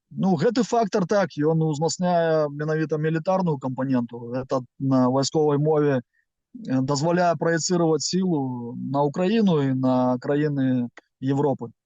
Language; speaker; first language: Belarusian; non-native, local second language; Russian